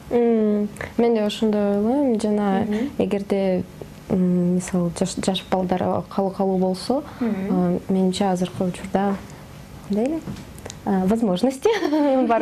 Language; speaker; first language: Kyrgyz; non-native, fluent; Russian